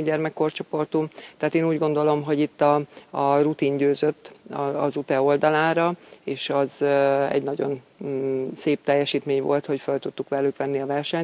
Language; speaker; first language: Hungarian; native; Hungarian